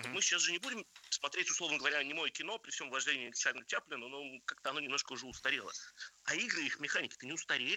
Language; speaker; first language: Russian; native; Russian